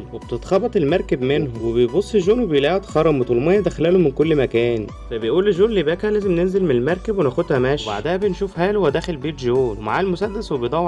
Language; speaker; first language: Arabic; native; Arabic